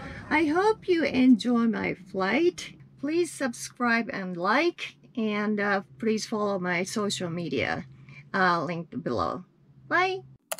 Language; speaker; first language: English; non-native, fluent; Japanese